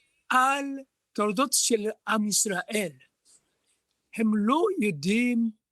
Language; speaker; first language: Hebrew; non-native, learner; Japanese